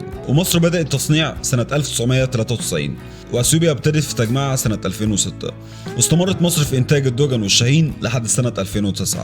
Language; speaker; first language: Arabic; native; Arabic